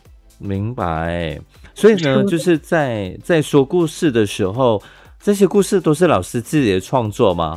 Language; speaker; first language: Chinese; native; Chinese